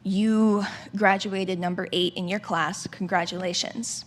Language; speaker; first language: English; native; English